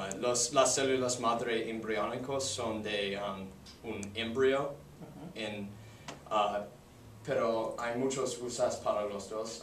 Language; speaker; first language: Spanish; non-native, learner; English